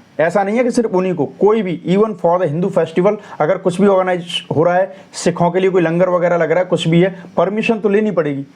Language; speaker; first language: Hindi; native; Hindi